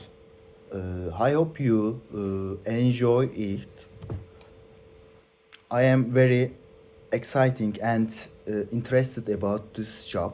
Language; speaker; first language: English; non-native, learner; Turkish